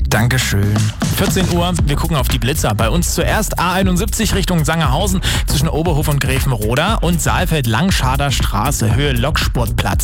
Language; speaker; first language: German; native; German